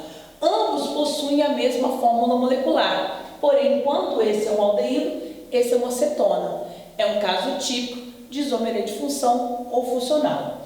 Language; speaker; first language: Portuguese; native; Portuguese